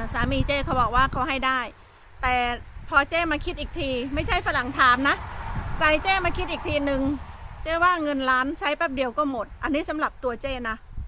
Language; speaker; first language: Thai; native; Thai